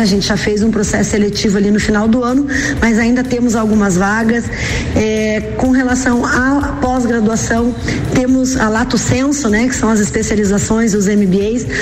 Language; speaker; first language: Portuguese; native; Portuguese